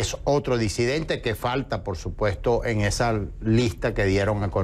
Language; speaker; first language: Spanish; native; Spanish